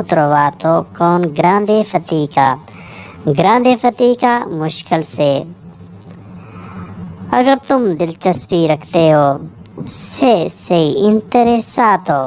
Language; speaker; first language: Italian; non-native, learner; Urdu